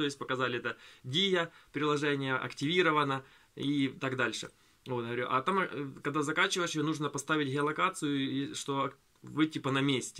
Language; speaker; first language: Russian; native; Russian